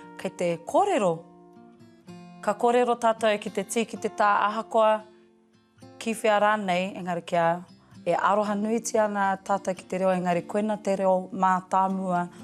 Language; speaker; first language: Māori; non-native, local second language; English